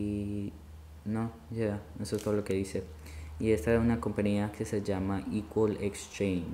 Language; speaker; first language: Spanish; early bilingual, heritage; Spanish